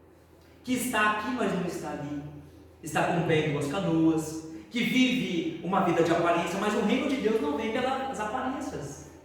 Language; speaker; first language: Portuguese; native; Portuguese